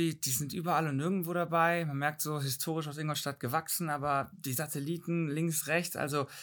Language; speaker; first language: German; native; German